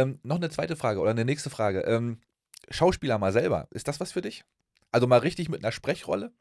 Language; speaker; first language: German; native; German